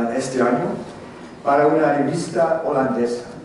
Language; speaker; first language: Spanish; non-native, learner; Dutch